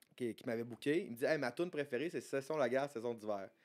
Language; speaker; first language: French; native; French